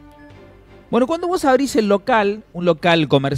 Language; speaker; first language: Spanish; native; Spanish